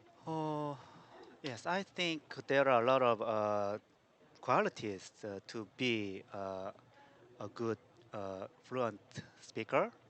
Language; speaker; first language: English; non-native, learner; Korean